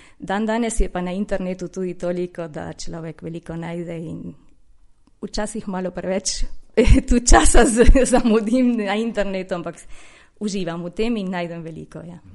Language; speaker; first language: Slovenian; early bilingual, heritage; Slovenian